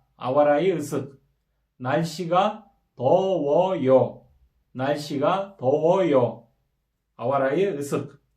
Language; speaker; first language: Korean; non-native, fluent; Kyrgyz